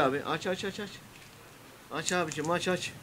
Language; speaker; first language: Turkish; native; Turkish